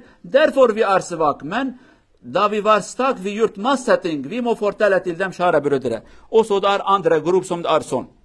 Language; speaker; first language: Norwegian; non-native, learner; Kurdish